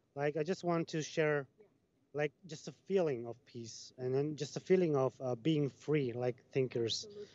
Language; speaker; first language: English; non-native, fluent; Italian